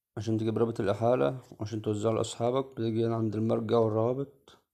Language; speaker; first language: Arabic; native; Arabic